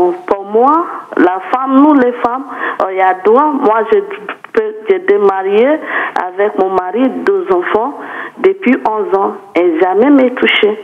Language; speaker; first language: French; non-native, learner; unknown